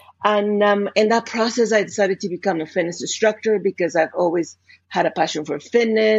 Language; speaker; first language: English; non-native, fluent; Spanish